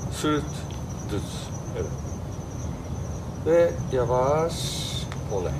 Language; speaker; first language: Turkish; non-native, learner; Japanese